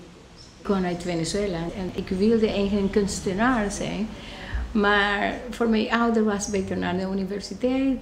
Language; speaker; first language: Dutch; non-native, local second language; Papiamento